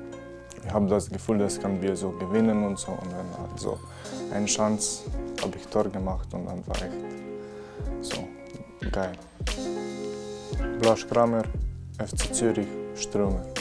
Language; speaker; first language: German; non-native, learner; Slovenian